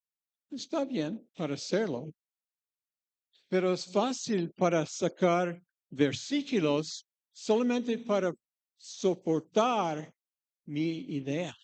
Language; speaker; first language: Spanish; non-native, fluent; English